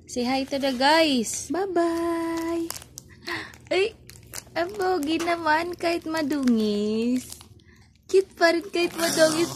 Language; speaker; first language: Filipino; native; Filipino